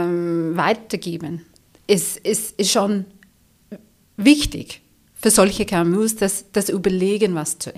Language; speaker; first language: German; non-native, fluent; English